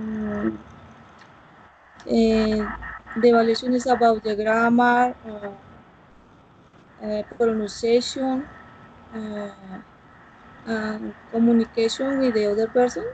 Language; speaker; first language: English; non-native, learner; Spanish